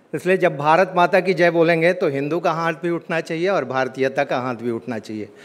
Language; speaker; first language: Hindi; native; Hindi